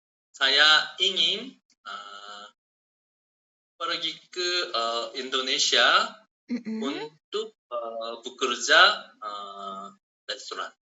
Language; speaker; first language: Indonesian; non-native, learner; Korean